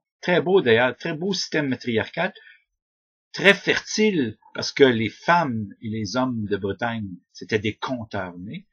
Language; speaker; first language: French; native; French